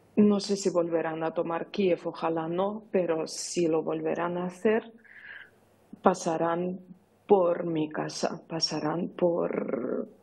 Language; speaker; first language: Spanish; non-native, fluent; Ukrainian